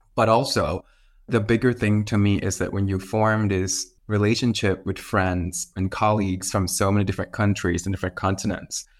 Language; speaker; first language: English; non-native, fluent; Thai